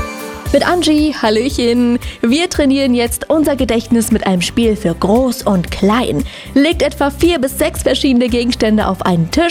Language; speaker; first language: German; native; German